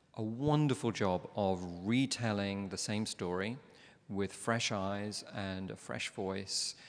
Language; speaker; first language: English; native; English